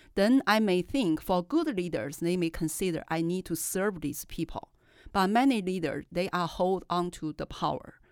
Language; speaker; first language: English; non-native, fluent; Chinese